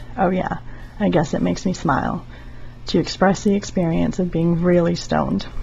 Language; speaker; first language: English; native; English